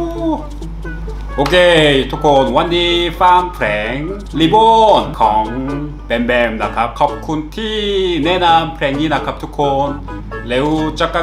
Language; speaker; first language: Thai; non-native, fluent; Korean